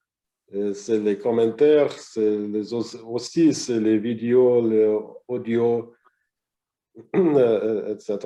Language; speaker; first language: French; non-native, learner; English